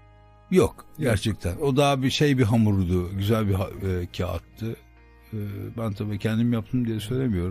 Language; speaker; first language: Turkish; native; Turkish